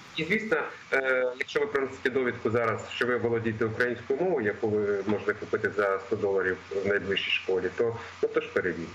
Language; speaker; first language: Ukrainian; native; Ukrainian